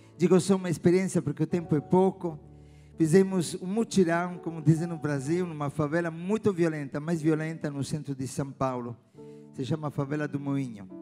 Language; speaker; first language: Portuguese; non-native, fluent; Italian